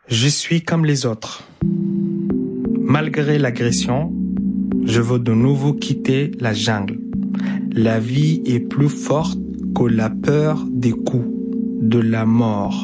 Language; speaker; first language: French; non-native, fluent; Arabic